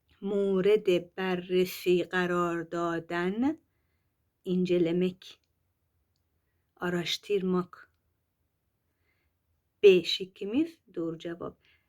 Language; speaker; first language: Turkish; non-native, fluent; Persian